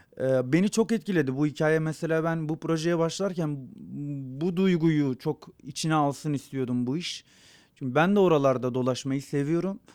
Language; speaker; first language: Turkish; non-native, local second language; Zaza